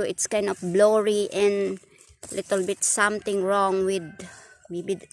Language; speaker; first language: English; non-native, learner; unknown